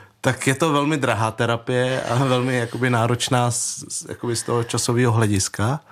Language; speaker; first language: Czech; early bilingual, other home language; Vietnamese